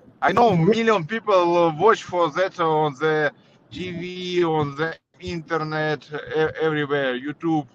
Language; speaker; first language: English; non-native, learner; Russian